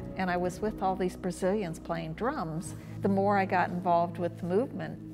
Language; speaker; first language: English; native; English